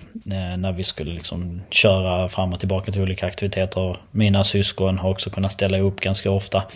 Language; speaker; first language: Swedish; early bilingual, other home language; Albanian